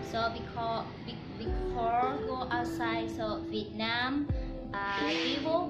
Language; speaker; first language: English; non-native, learner; Vietnamese